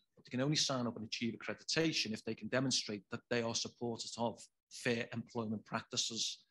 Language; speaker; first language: English; native; English